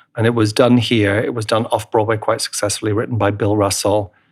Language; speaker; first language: English; native; English